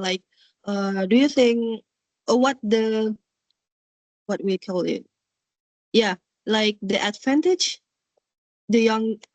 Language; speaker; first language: English; non-native, learner; Indonesian